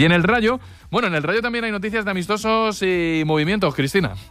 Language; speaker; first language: Spanish; native; Spanish